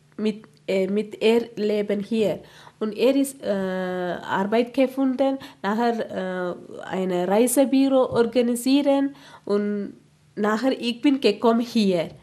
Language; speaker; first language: German; non-native, learner; Tamil